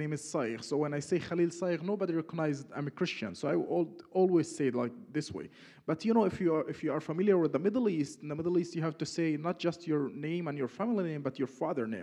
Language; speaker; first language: English; non-native, fluent; Arabic